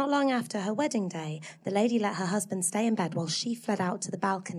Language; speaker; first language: English; native; English